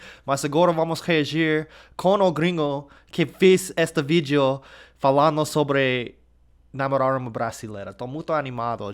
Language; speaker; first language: Portuguese; non-native, fluent; English